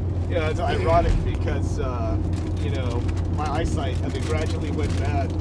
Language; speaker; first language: English; native; English